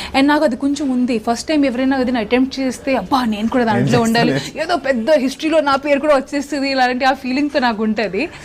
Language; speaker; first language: Telugu; non-native, local second language; Hindi